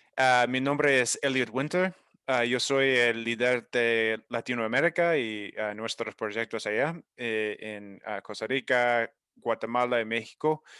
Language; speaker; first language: Spanish; non-native, learner; English